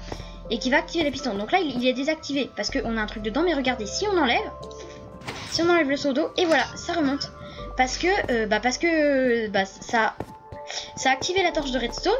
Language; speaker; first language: French; native; French